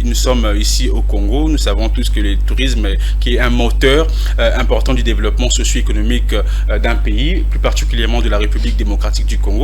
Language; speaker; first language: French; non-native, local second language; Lingala